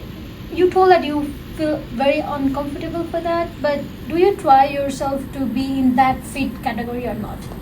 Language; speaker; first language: English; non-native, fluent; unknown